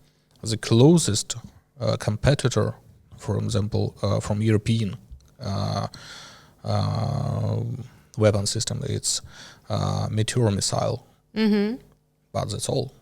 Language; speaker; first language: English; non-native, learner; Ukrainian